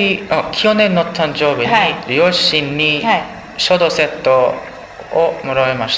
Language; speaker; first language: Japanese; non-native, learner; English